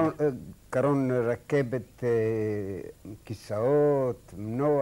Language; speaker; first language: Hebrew; non-native, fluent; Arabic